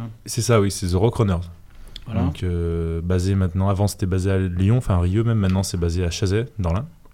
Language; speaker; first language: French; native; French